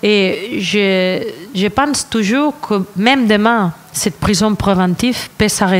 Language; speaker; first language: French; non-native, fluent; Catalan